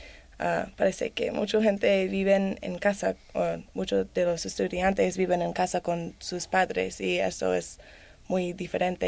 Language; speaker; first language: Spanish; non-native, learner; English